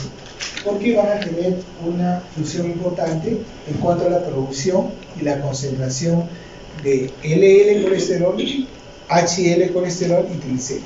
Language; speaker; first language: Spanish; native; Spanish